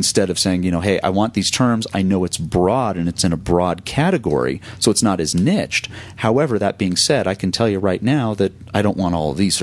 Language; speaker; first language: English; native; English